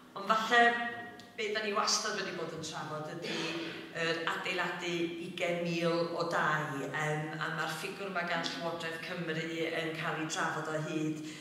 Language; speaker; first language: Welsh; native; Welsh